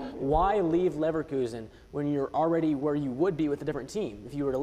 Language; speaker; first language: English; native; English